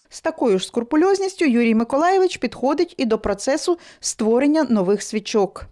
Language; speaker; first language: Ukrainian; native; Ukrainian